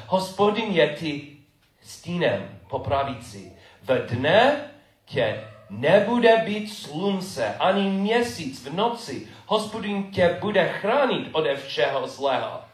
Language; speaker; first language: Czech; non-native, fluent; English